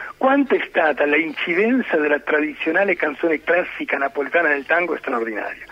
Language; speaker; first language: Italian; early bilingual, heritage; Spanish